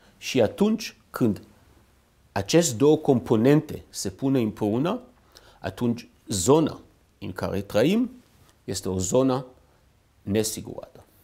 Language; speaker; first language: Romanian; non-native, fluent; Hebrew